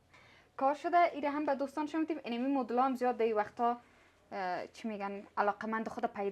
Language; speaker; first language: Persian; native; Persian